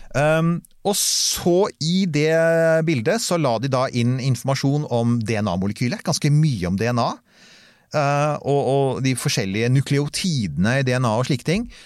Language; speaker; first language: Norwegian; native; Norwegian